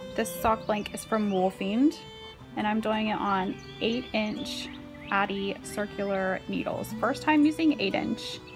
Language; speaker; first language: English; native; English